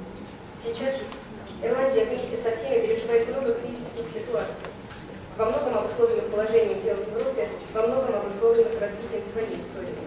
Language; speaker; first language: Russian; native; Russian